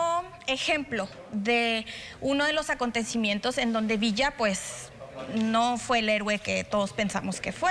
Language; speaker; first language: Spanish; native; Spanish